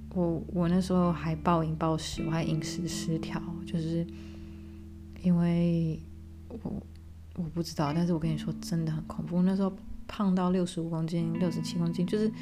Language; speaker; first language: Chinese; early bilingual, other home language; English